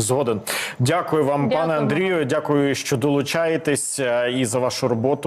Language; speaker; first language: Ukrainian; native; Ukrainian